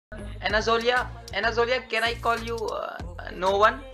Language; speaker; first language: English; non-native, local second language; Hindi